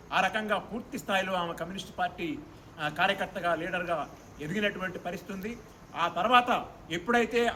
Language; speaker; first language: Telugu; native; Telugu